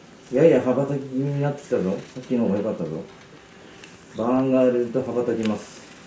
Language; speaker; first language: Japanese; native; Japanese